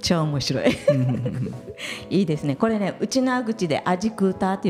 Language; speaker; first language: Japanese; native; Japanese